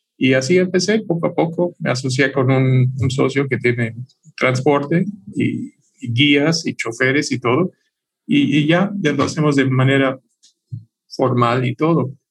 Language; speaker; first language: Spanish; non-native, fluent; English